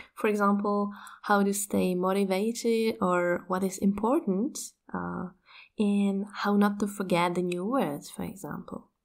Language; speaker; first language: English; non-native, fluent; Czech